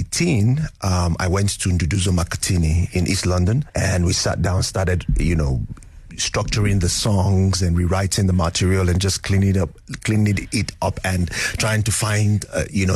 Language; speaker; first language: English; non-native, local second language; Yoruba